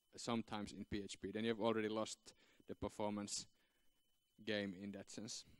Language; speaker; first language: English; non-native, fluent; Finnish